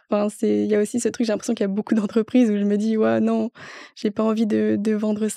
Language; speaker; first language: French; native; French